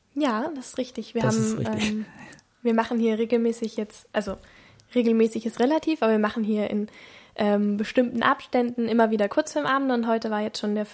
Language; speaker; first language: German; native; German